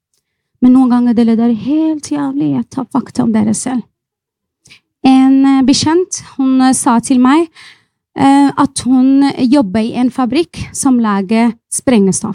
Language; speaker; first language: Norwegian; non-native, fluent; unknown